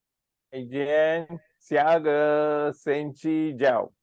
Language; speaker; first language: Chinese; non-native, learner; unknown